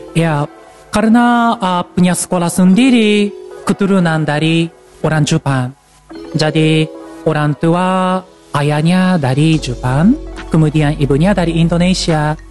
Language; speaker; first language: Indonesian; non-native, fluent; Japanese